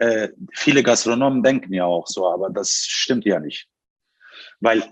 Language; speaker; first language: German; non-native, fluent; Turkish